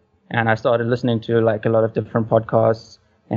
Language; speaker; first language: English; native; English